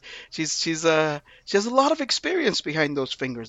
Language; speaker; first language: English; early bilingual, other home language; Spanish